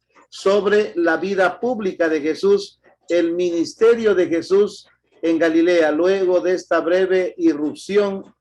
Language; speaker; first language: Spanish; native; Spanish